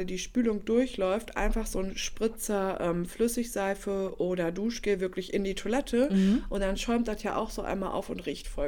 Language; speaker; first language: German; native; German